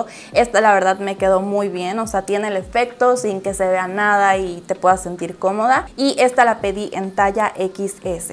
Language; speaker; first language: Spanish; native; Spanish